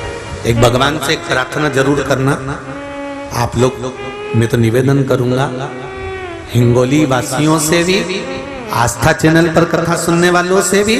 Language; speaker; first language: Hindi; native; Hindi